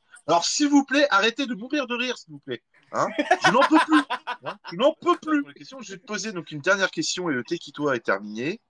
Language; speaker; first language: French; native; French